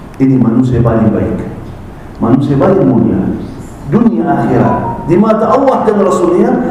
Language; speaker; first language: Malay; non-native, fluent; Arabic